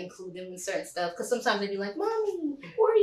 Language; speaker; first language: English; native; English